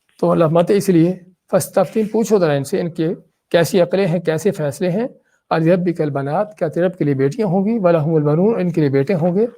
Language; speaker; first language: Urdu; native; Urdu